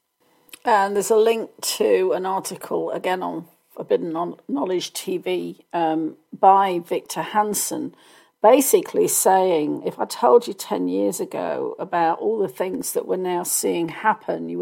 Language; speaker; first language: English; native; English